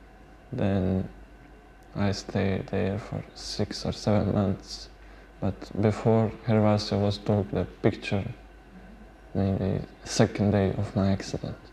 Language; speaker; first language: English; non-native, learner; Bosnian